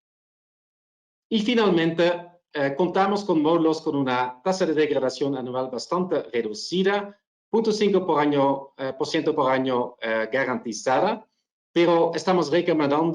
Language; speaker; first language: Spanish; non-native, fluent; Dutch